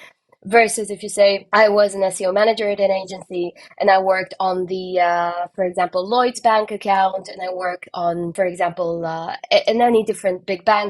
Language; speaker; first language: English; non-native, fluent; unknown